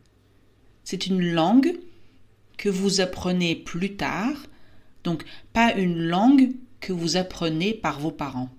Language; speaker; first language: French; native; French